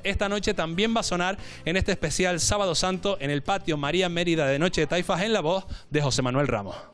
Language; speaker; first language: Spanish; native; Spanish